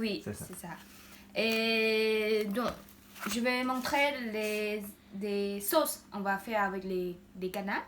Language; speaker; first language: French; non-native, learner; Khmer